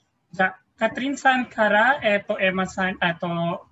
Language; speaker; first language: Japanese; non-native, fluent; Filipino